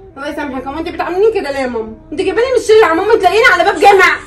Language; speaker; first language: Arabic; native; Arabic